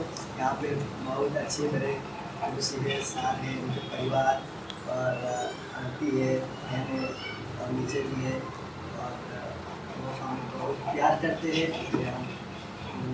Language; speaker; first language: Hindi; non-native, local second language; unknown